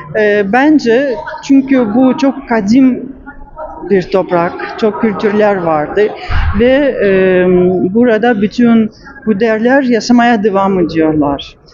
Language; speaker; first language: Turkish; non-native, learner; Russian